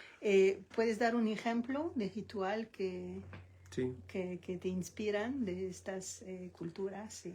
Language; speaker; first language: Spanish; non-native, learner; French